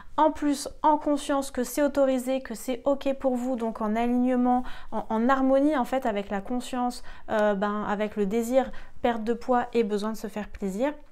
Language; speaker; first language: French; native; French